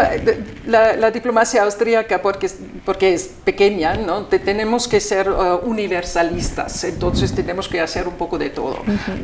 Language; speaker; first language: Spanish; non-native, fluent; German